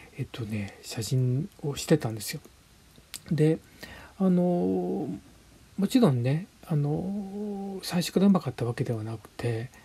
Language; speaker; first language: Japanese; native; Japanese